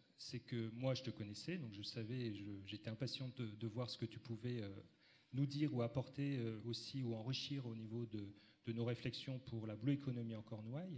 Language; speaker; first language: French; native; French